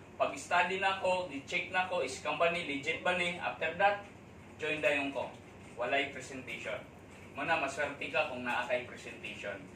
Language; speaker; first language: Cebuano; non-native, local second language; Waray